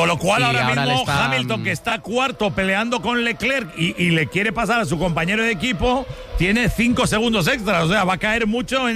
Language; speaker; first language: Spanish; native; Spanish